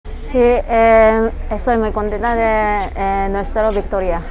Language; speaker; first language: Spanish; non-native, learner; Japanese